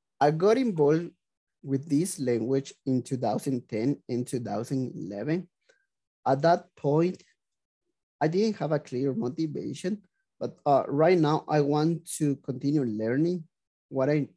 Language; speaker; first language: English; non-native, fluent; Spanish